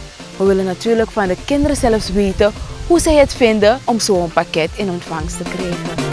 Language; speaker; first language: Dutch; native; Dutch